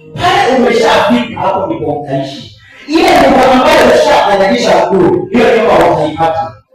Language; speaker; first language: Swahili; non-native, local second language; Rundi